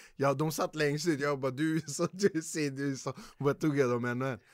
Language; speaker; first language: Swedish; native; Swedish